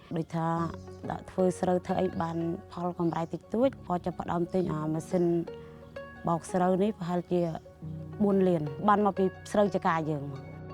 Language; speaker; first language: Khmer; non-native, local second language; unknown